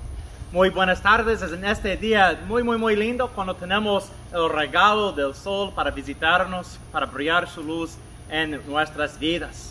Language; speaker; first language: Spanish; non-native, fluent; English